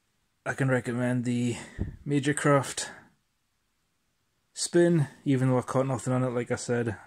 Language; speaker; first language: English; native; English